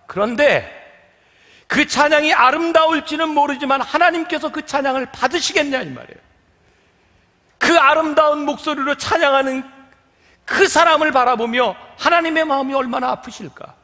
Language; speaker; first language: Korean; native; Korean